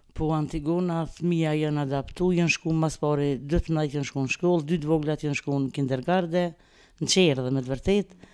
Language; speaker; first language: Albanian; native; Albanian